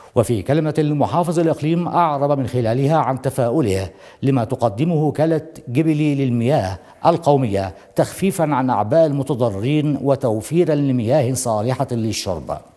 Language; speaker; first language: Arabic; non-native, local second language; Somali